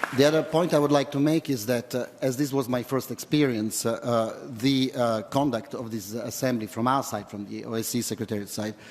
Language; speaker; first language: English; non-native, fluent; Italian